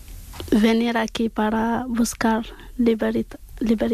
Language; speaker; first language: Spanish; non-native, learner; Arabic